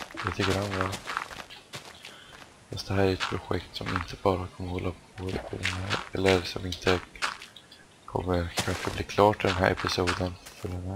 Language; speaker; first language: Swedish; native; Swedish